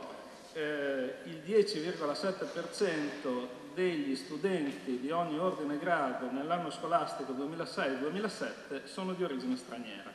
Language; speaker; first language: Italian; native; Italian